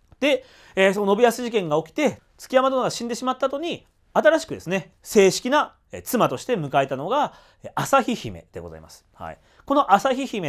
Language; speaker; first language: Japanese; native; Japanese